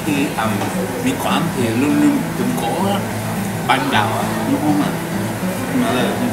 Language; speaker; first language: Vietnamese; non-native, learner; Japanese